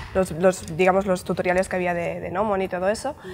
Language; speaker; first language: Spanish; native; Spanish